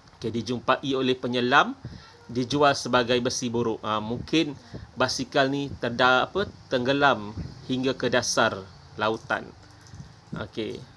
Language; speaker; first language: Malay; native; Malay